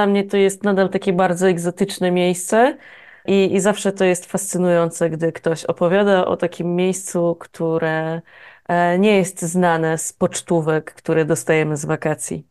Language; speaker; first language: Polish; native; Polish